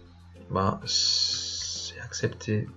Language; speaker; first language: French; non-native, fluent; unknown